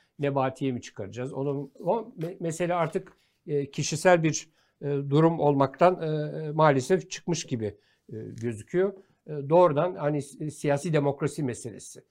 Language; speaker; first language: Turkish; native; Turkish